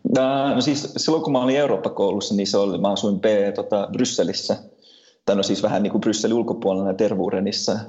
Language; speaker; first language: Finnish; early bilingual, heritage; Finnish